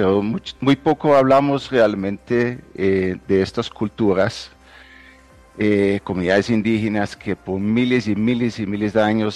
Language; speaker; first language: Spanish; non-native, fluent; Dutch